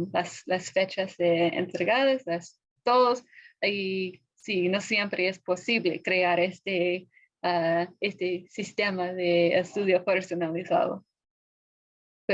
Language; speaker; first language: Spanish; non-native, fluent; English